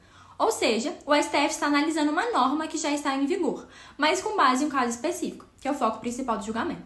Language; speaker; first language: Portuguese; native; Portuguese